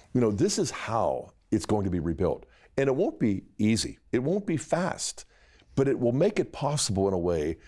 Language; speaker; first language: English; native; English